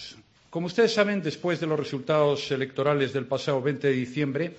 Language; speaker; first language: Spanish; native; Spanish